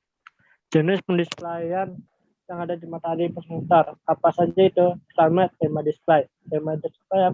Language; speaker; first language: Indonesian; native; Indonesian